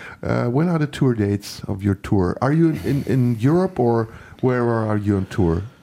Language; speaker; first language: English; non-native, fluent; Turkish